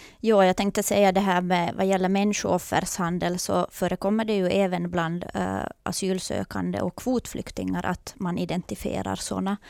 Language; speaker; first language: Swedish; native; Swedish